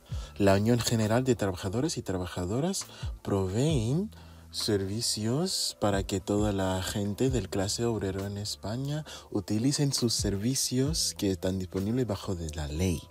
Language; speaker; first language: Spanish; non-native, fluent; English